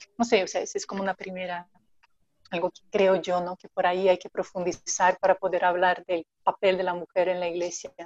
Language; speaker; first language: Spanish; non-native, fluent; Portuguese